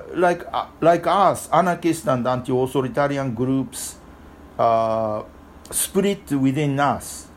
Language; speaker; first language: English; non-native, fluent; Japanese